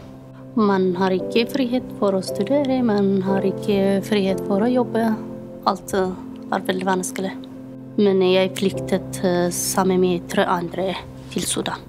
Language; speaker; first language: Norwegian; non-native, learner; Tigrinya